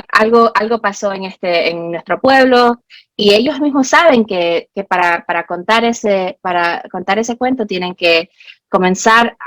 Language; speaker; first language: Spanish; early bilingual, heritage; Spanish